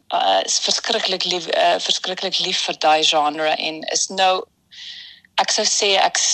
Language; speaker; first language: Afrikaans; early bilingual, heritage; German